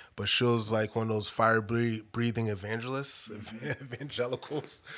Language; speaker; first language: English; native; English